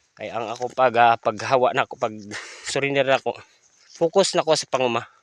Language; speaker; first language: Cebuano; non-native, local second language; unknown